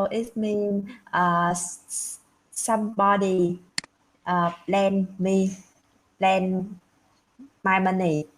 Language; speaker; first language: English; non-native, learner; Vietnamese